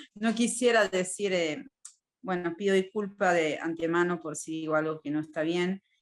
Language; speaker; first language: Spanish; non-native, fluent; Italian